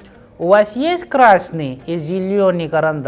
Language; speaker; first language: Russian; non-native, fluent; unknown